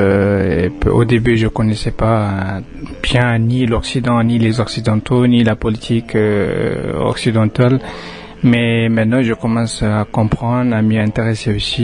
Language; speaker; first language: French; non-native, fluent; Tibetan